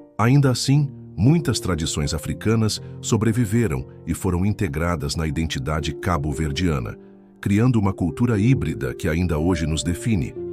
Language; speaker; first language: Portuguese; non-native, local second language; Kabuverdianu